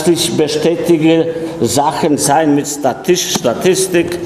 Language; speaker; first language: German; non-native, fluent; Polish